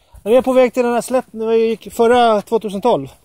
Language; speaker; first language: Swedish; native; Swedish